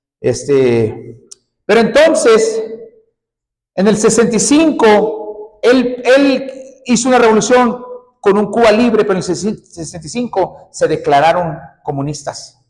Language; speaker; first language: Spanish; early bilingual, heritage; Spanish